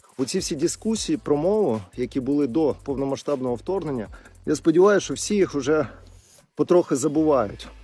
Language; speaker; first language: Ukrainian; non-native, local second language; Russian